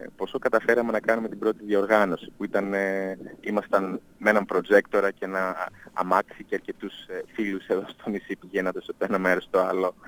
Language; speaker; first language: Greek; non-native, fluent; English